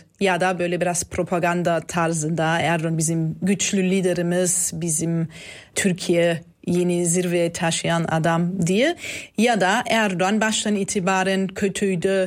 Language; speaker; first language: Turkish; non-native, fluent; German